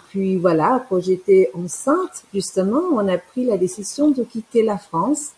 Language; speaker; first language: French; non-native, fluent; Spanish